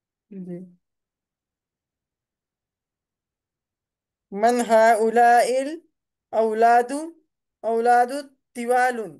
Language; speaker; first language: Arabic; non-native, learner; Urdu